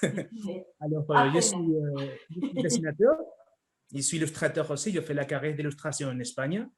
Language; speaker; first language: French; non-native, fluent; Spanish